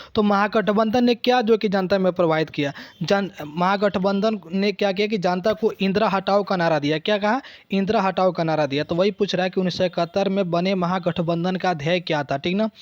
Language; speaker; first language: Hindi; native; Hindi